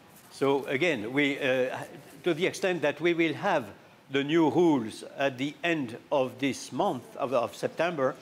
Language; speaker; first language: English; non-native, fluent; French